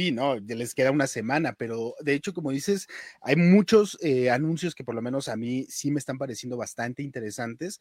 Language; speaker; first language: Spanish; native; Spanish